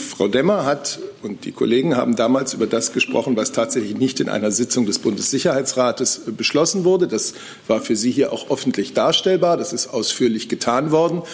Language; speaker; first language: German; native; German